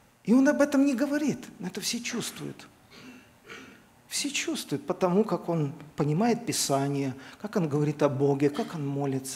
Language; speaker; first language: Russian; native; Russian